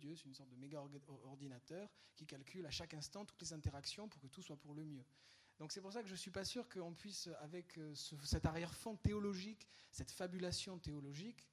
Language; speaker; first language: French; native; French